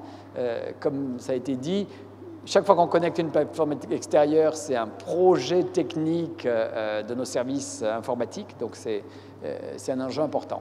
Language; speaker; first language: French; native; French